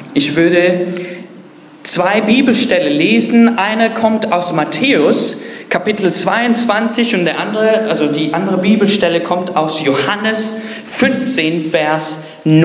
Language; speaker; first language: German; non-native, fluent; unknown